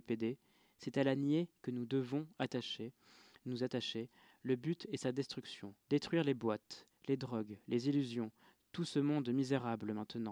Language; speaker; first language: French; native; French